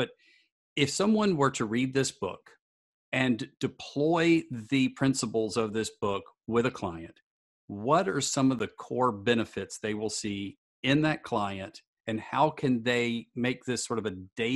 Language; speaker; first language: English; native; English